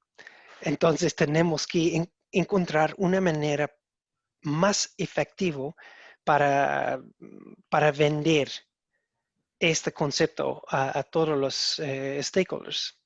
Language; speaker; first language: Spanish; non-native, learner; English